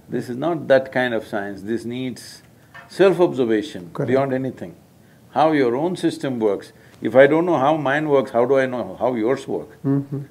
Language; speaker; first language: English; non-native, local second language; Kannada